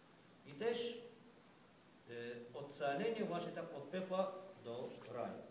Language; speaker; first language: Polish; non-native, fluent; Arabic